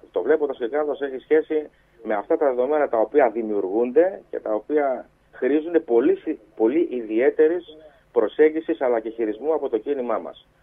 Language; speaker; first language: Greek; native; Greek